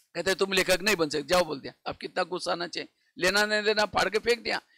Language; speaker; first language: Hindi; non-native, local second language; Marathi